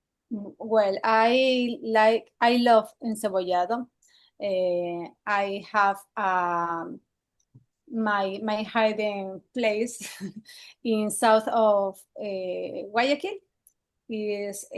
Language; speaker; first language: English; non-native, learner; Spanish